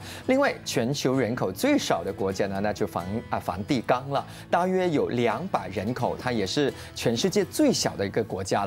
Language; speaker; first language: Chinese; native; Chinese